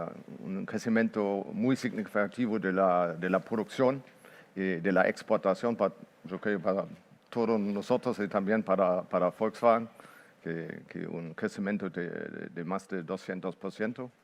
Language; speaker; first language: Spanish; non-native, fluent; Portuguese